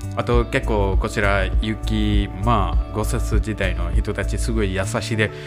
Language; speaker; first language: Japanese; non-native, fluent; Bangla